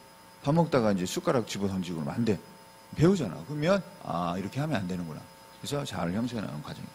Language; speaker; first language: Korean; native; Korean